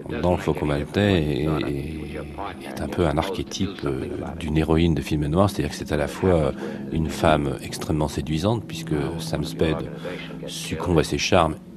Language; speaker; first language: French; native; French